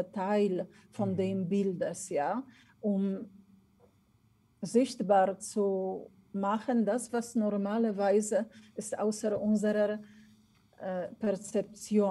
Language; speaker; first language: German; non-native, fluent; Polish